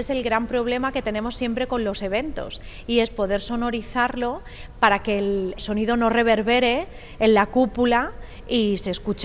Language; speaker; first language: Spanish; native; Spanish